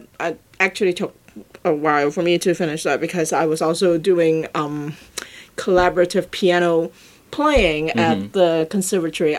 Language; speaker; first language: English; non-native, local second language; Cantonese